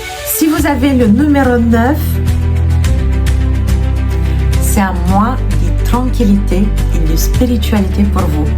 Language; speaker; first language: French; non-native, fluent; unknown